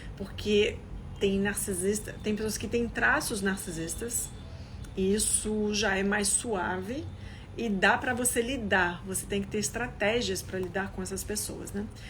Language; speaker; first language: Portuguese; non-native, fluent; French